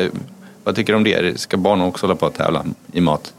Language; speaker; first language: Swedish; native; Swedish